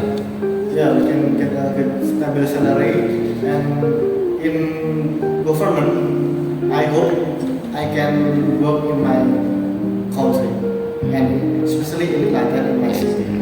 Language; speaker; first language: English; non-native, learner; Indonesian